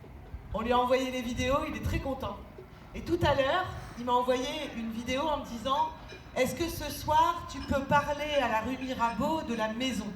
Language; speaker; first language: French; native; French